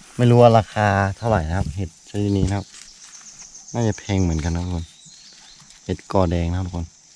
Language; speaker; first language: Thai; non-native, local second language; Karen languages